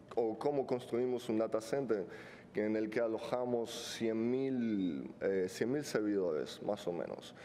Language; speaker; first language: Spanish; non-native, fluent; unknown